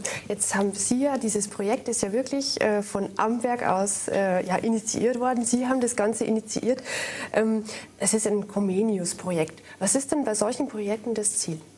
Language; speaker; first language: German; native; German